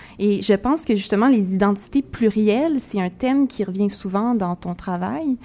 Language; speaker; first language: French; native; French